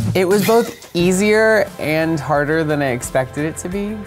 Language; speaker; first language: English; native; English